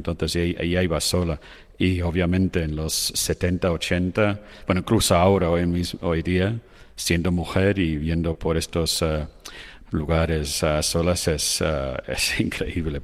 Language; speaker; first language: Spanish; non-native, fluent; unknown